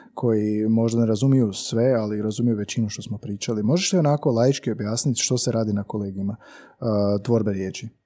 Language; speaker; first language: Croatian; native; Croatian